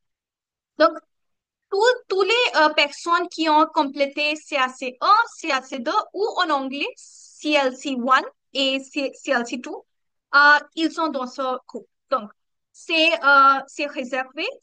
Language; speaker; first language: French; non-native, learner; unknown